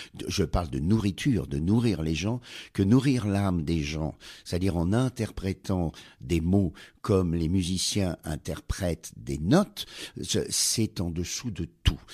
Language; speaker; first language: French; native; French